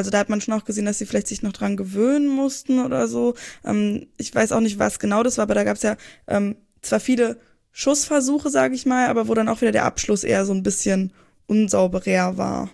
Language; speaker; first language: German; native; German